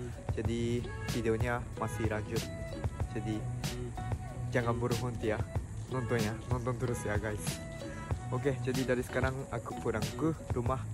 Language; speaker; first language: Indonesian; non-native, fluent; Japanese